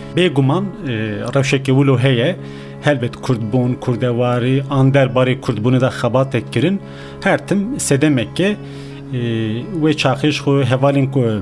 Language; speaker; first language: Kurdish; native; Kurdish